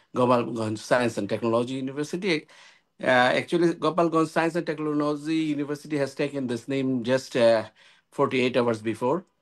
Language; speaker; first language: English; non-native, local second language; Bangla